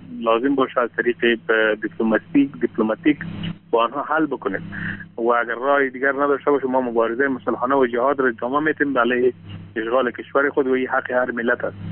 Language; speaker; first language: Persian; non-native, local second language; Pashto